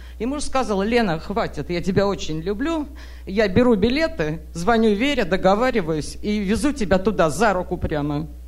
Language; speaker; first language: Russian; native; Russian